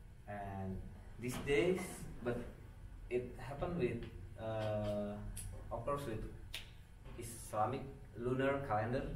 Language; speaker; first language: English; non-native, fluent; Indonesian